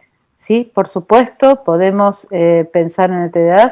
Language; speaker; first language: Spanish; native; Spanish